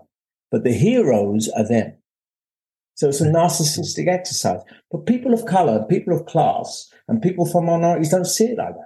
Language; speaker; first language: English; native; English